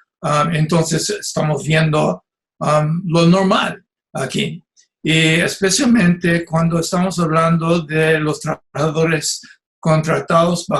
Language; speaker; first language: Spanish; non-native, fluent; English